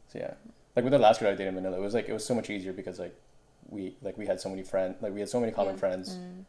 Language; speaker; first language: English; non-native, local second language; Filipino